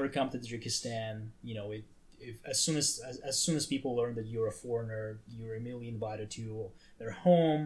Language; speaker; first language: English; non-native, fluent; Tajik